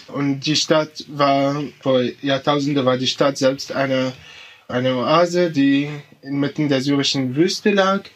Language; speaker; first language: German; non-native, fluent; Arabic